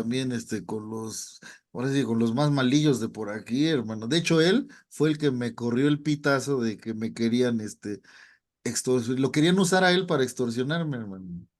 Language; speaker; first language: Spanish; native; Spanish